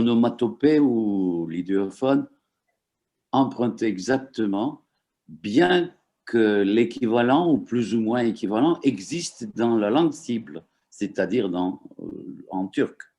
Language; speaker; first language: French; non-native, fluent; Turkish